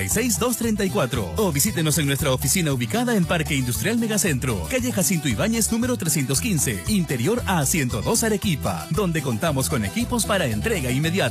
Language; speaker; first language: Spanish; native; Spanish